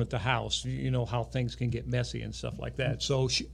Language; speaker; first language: English; native; English